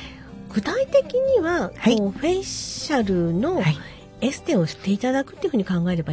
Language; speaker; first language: Japanese; native; Japanese